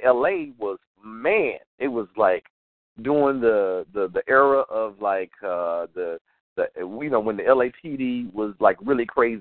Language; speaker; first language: English; native; English